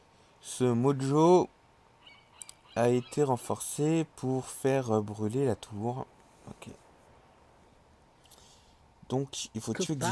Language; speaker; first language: French; native; French